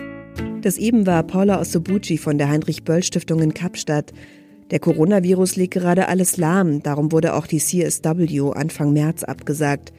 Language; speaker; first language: German; native; German